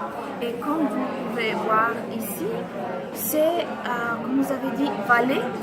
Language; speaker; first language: French; non-native, fluent; Italian